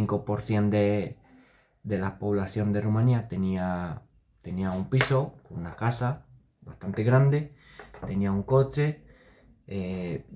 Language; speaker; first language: Spanish; non-native, fluent; Romanian